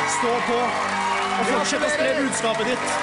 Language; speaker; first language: Norwegian; early bilingual, other home language; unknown